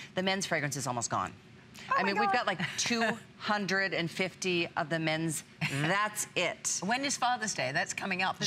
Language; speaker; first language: English; native; English